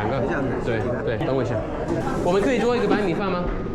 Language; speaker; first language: Chinese; non-native, fluent; English